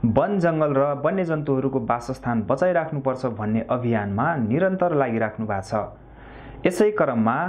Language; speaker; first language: Nepali; non-native, local second language; Dangaura Tharu